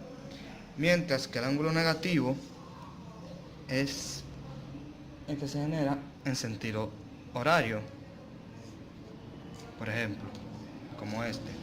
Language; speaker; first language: Spanish; native; Spanish